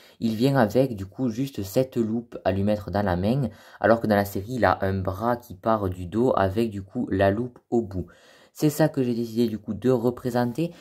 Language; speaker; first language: French; native; French